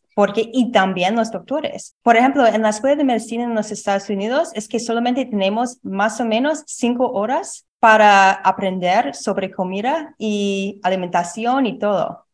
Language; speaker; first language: Spanish; non-native, learner; English